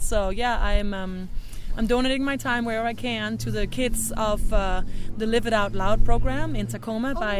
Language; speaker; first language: English; non-native, fluent; Danish